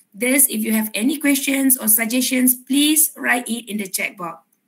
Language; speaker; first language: English; non-native, local second language; Malay